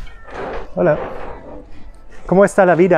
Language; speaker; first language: Spanish; non-native, fluent; German